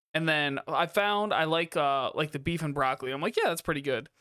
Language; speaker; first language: English; native; English